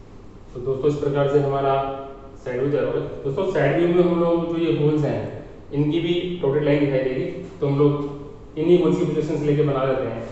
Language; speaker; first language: Hindi; native; Hindi